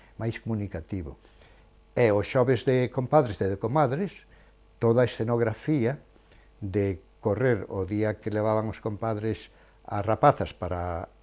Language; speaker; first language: Galician; native; Galician